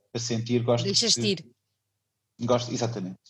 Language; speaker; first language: Portuguese; native; Portuguese